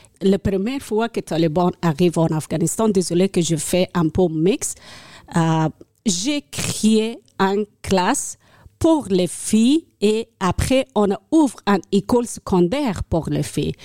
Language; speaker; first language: French; non-native, learner; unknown